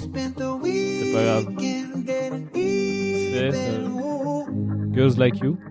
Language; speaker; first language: French; native; French